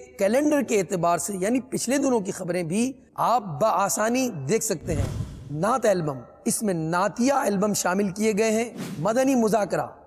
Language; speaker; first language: Urdu; native; Urdu